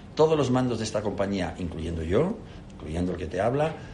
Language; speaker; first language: Spanish; native; Spanish